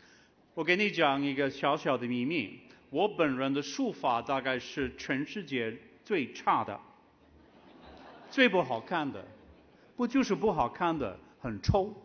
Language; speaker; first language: Chinese; non-native, fluent; English